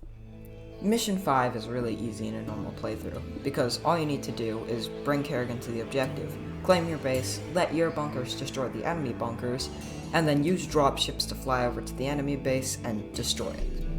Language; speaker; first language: English; native; English